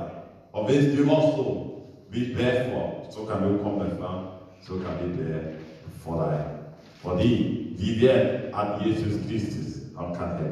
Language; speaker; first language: Norwegian; non-native, fluent; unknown